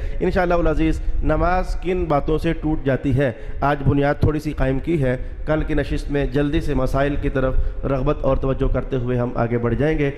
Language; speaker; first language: Urdu; non-native, local second language; Punjabi